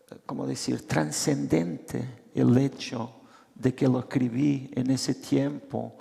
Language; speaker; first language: Spanish; non-native, fluent; Portuguese